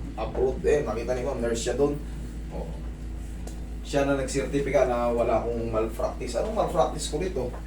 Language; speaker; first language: Filipino; native; Filipino